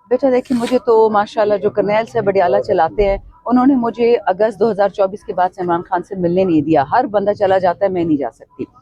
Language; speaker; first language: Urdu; non-native, local second language; Pashto